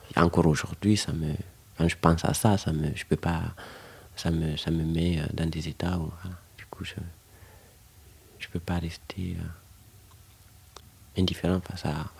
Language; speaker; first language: French; non-native, local second language; Fula